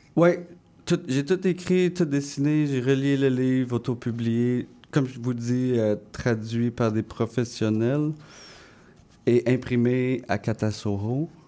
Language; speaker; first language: French; non-native, local second language; English